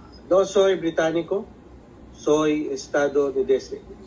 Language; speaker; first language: Spanish; non-native, learner; Filipino